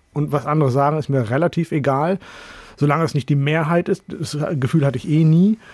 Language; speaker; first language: German; early bilingual, other home language; Urdu